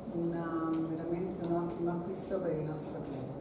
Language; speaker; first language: Italian; native; Italian